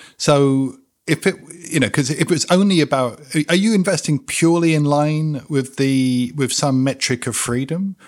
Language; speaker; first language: English; native; English